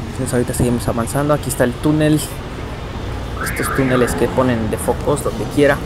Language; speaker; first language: Spanish; native; Spanish